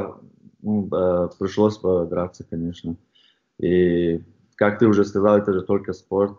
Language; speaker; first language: Russian; non-native, fluent; Chechen